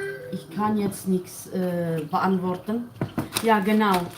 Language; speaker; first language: German; non-native, learner; Kurdish